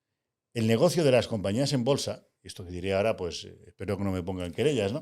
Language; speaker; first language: Spanish; native; Spanish